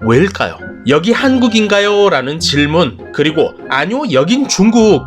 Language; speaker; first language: Korean; native; Korean